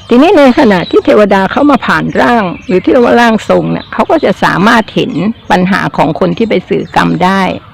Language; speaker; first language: Thai; native; Thai